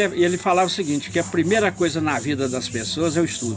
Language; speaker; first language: Portuguese; native; Portuguese